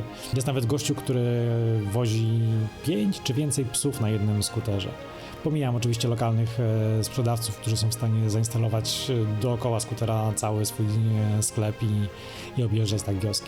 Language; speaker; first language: Polish; native; Polish